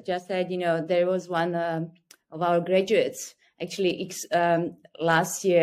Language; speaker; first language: English; non-native, fluent; Croatian